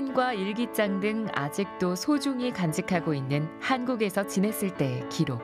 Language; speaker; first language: Korean; native; Korean